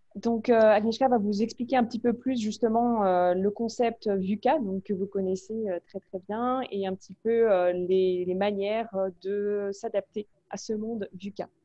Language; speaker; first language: French; native; French